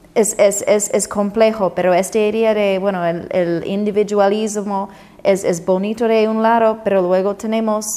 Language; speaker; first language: Spanish; non-native, fluent; English